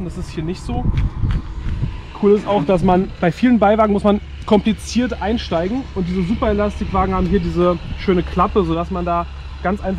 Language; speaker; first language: German; native; German